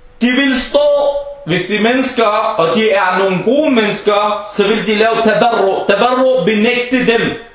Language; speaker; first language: Danish; non-native, fluent; Arabic